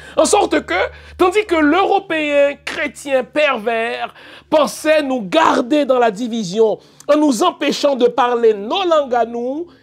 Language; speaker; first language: French; non-native, local second language; Haitian Creole